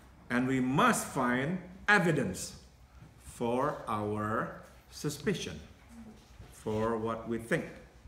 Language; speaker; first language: English; non-native, fluent; Indonesian